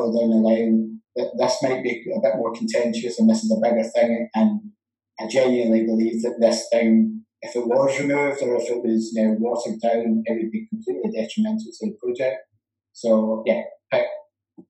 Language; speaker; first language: English; native; English